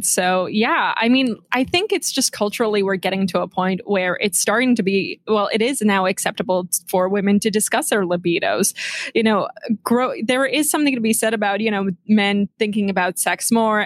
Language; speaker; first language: English; native; English